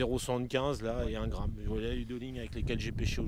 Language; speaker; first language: French; native; French